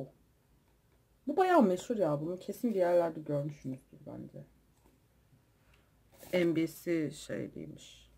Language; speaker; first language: Turkish; native; Turkish